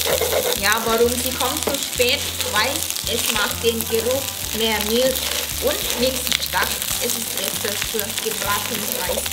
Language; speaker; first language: German; non-native, learner; Thai